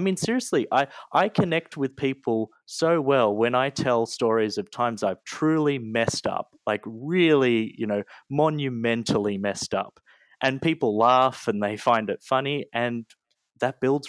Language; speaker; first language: English; native; English